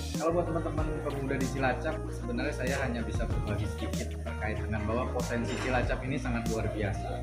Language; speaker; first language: Indonesian; native; Indonesian